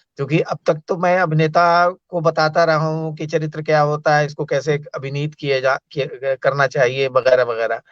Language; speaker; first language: Hindi; native; Hindi